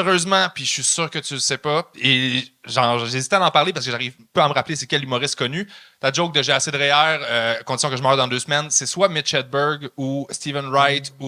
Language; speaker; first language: French; native; French